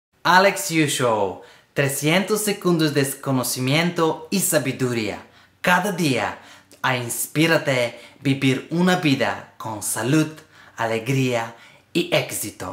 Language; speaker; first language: Spanish; non-native, learner; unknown